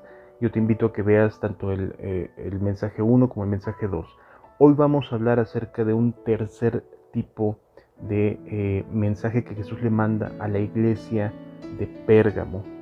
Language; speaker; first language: Spanish; native; Spanish